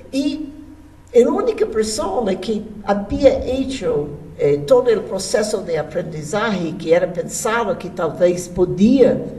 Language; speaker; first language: Spanish; non-native, fluent; English